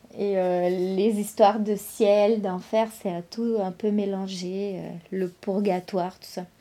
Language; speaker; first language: French; non-native, fluent; Portuguese